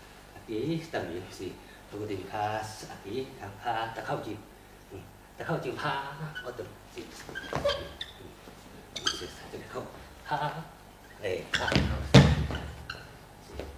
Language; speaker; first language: Spanish; non-native, learner; Chinese